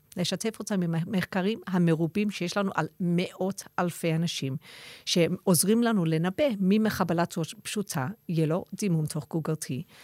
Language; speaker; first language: Hebrew; non-native, fluent; English